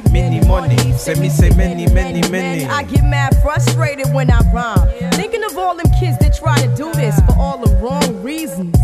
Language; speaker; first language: English; non-native, fluent; Dutch